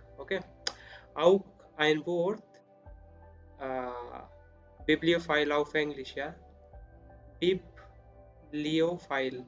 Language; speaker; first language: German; non-native, learner; Spanish